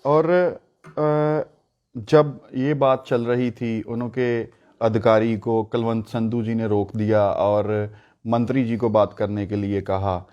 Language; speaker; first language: Hindi; non-native, local second language; Punjabi